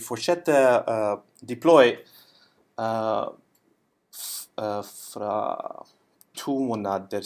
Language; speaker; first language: Norwegian; non-native, learner; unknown